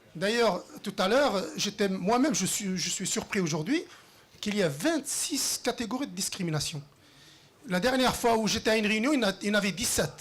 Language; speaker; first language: French; early bilingual, other home language; Riffian